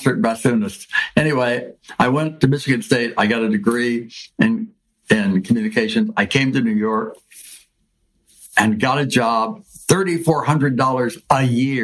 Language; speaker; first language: English; native; English